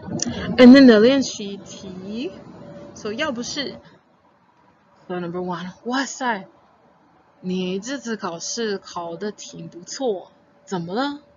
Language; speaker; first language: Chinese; non-native, fluent; English